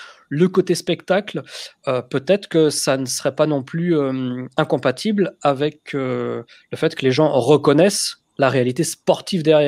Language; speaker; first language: French; native; French